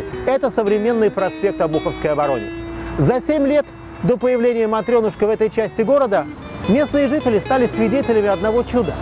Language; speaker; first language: Russian; native; Russian